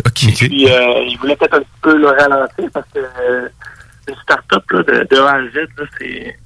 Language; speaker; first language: French; native; French